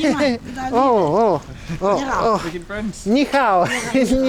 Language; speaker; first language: Russian; non-native, learner; Italian